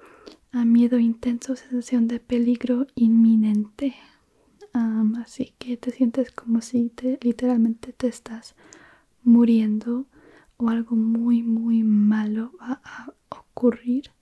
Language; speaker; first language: Spanish; early bilingual, heritage; Spanish